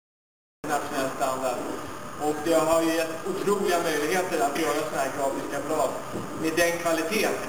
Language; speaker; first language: Swedish; native; Swedish